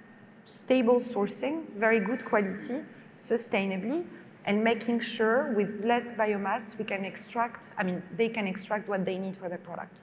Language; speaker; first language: English; non-native, fluent; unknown